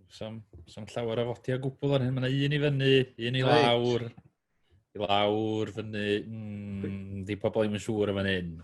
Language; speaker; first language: Welsh; native; Welsh